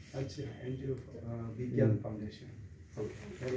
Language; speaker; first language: Hindi; non-native, local second language; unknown